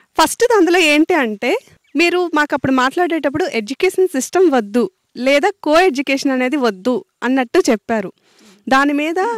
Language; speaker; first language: Telugu; native; Telugu